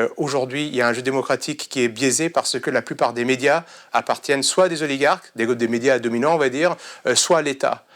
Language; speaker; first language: French; early bilingual, other home language; Serbian